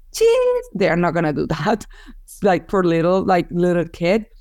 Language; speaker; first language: English; non-native, fluent; Spanish